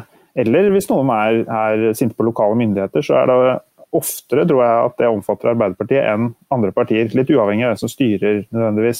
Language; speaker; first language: Norwegian; native; Norwegian